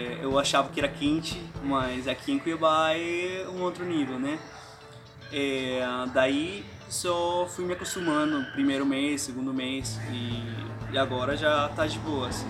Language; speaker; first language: Portuguese; non-native, fluent; Spanish